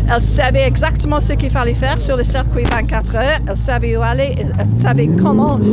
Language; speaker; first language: French; non-native, fluent; English